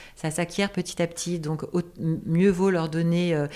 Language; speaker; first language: French; native; French